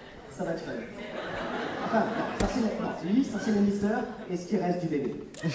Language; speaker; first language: French; native; French